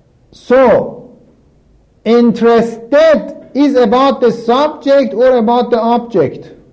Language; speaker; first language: English; non-native, fluent; Persian